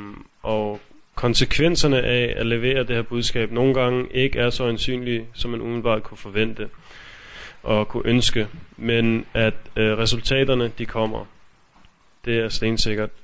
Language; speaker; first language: Danish; early bilingual, other home language; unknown